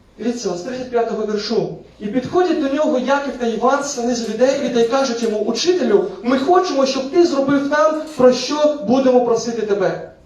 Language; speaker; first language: Ukrainian; non-native, local second language; Russian